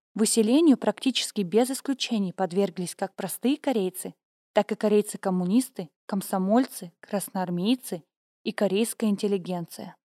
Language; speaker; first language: Russian; native; Russian